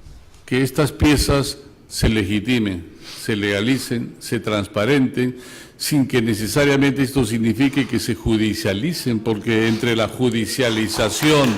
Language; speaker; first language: Spanish; native; Spanish